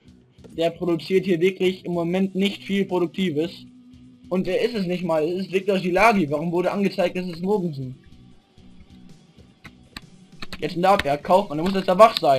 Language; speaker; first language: German; native; German